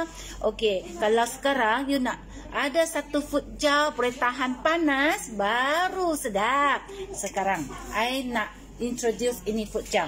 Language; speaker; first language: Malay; non-native, local second language; Min Nan Chinese